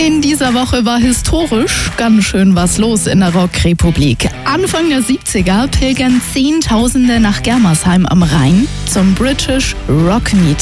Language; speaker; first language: German; native; German